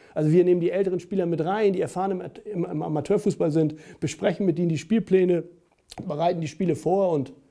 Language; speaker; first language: German; native; German